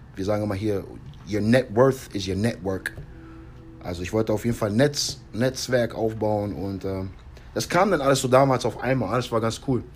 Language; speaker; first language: German; early bilingual, heritage; English